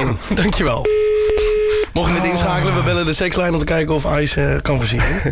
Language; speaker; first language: Dutch; native; Dutch